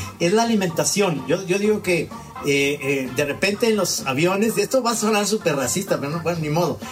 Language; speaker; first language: Spanish; native; Spanish